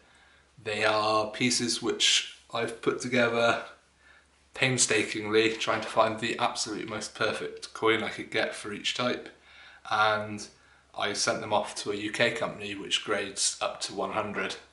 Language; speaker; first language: English; native; English